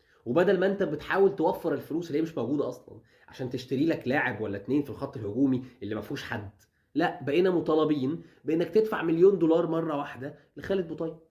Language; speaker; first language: Arabic; native; Arabic